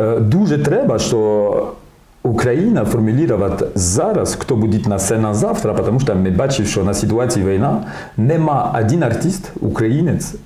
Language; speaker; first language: Ukrainian; non-native, learner; French